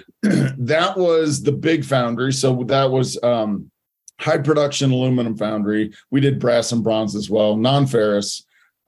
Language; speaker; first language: English; native; English